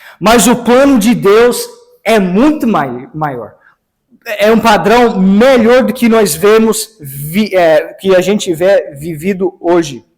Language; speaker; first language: Portuguese; non-native, fluent; English